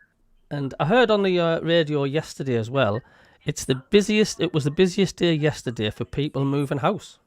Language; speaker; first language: English; native; English